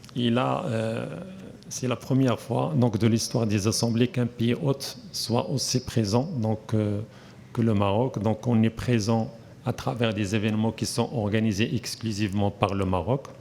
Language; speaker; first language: French; non-native, local second language; Arabic